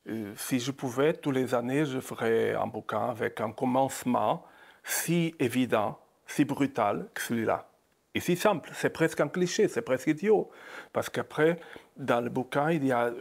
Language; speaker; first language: French; non-native, fluent; Portuguese